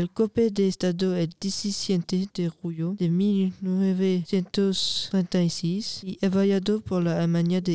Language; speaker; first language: Spanish; non-native, learner; French